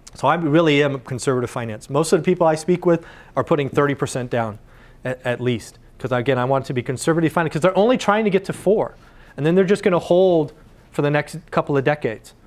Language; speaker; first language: English; native; English